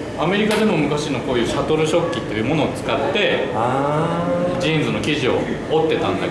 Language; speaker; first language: Japanese; native; Japanese